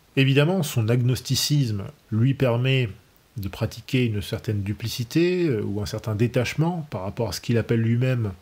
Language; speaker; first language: French; native; French